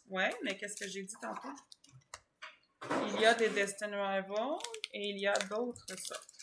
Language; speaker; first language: French; native; French